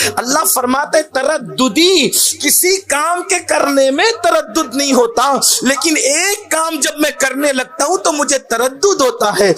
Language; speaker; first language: Urdu; native; Urdu